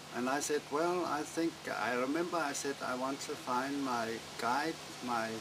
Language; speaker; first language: English; non-native, fluent; Danish